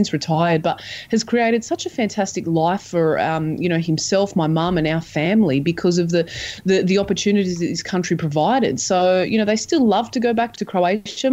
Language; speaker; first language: English; non-native, local second language; Croatian